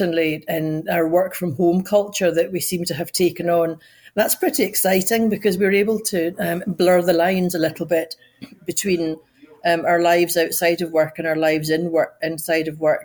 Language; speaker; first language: English; native; English